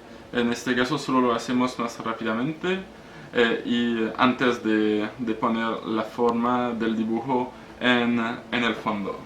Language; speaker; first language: Spanish; non-native, learner; French